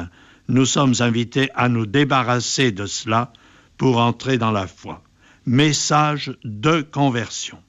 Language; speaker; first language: French; native; French